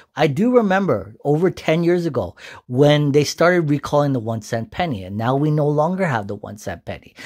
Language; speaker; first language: English; native; English